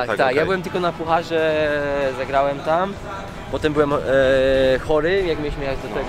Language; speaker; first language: Polish; native; Polish